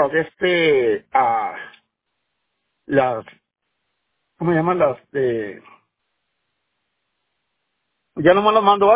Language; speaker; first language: Spanish; native; Spanish